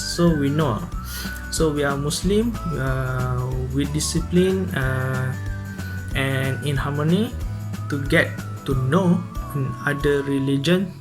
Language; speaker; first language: English; non-native, learner; Malay